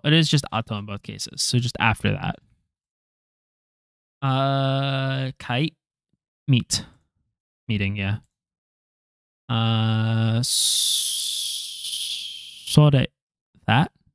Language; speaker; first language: English; native; English